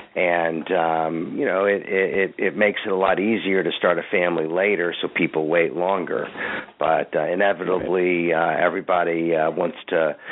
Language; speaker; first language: English; native; English